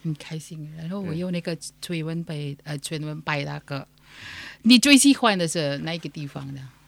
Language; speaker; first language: Chinese; non-native, learner; Indonesian